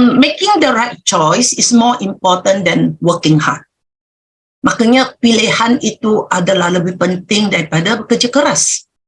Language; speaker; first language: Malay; non-native, local second language; Chinese